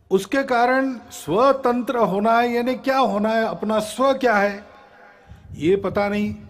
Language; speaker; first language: Hindi; non-native, local second language; Marathi